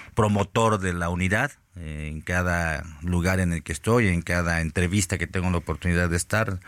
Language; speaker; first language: Spanish; native; Spanish